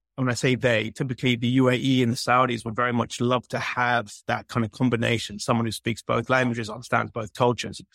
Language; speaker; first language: English; native; English